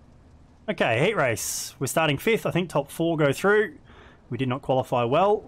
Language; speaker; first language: English; native; English